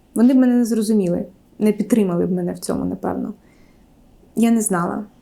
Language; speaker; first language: Ukrainian; non-native, local second language; Russian